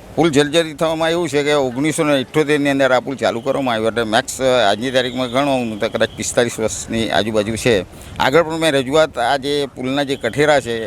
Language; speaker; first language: Gujarati; native; Gujarati